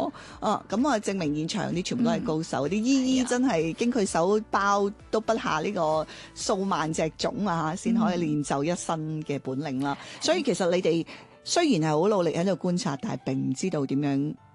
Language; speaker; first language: Cantonese; native; Cantonese